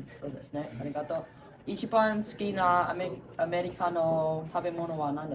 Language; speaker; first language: Japanese; non-native, learner; English